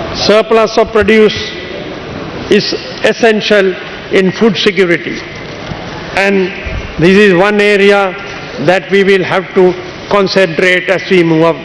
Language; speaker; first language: English; non-native, local second language; Sinhala